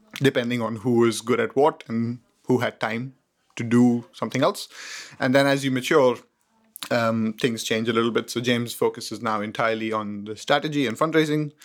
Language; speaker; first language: English; non-native, local second language; Hindi